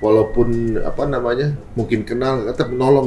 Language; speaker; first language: Indonesian; native; Indonesian